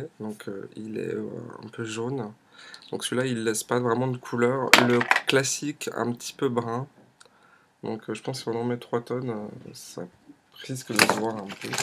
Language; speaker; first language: French; native; French